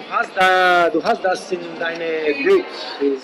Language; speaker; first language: German; non-native, learner; English